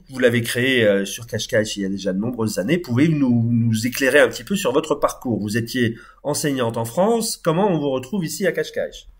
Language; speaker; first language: French; native; French